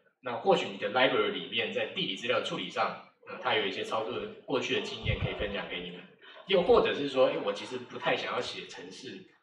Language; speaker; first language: Chinese; native; Chinese